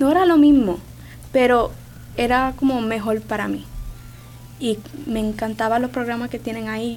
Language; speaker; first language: Spanish; early bilingual, other home language; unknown